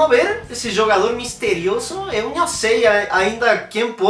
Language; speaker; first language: Portuguese; non-native, fluent; Spanish